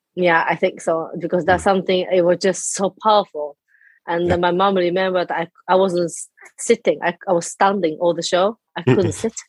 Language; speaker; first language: English; non-native, fluent; Japanese